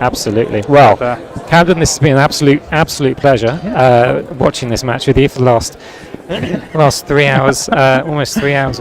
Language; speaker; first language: English; native; English